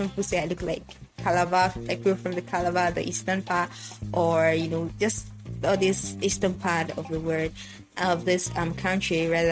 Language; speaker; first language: English; non-native, local second language; Yoruba